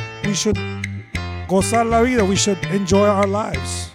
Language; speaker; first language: English; early bilingual, other home language; Spanish